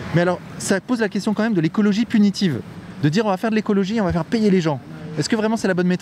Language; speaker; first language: French; native; French